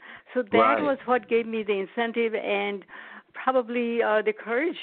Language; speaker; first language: English; non-native, local second language; Bangla